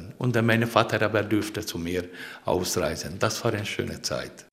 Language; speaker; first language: German; non-native, fluent; Hungarian